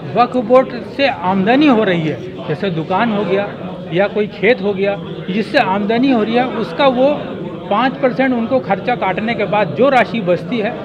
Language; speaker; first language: Hindi; native; Hindi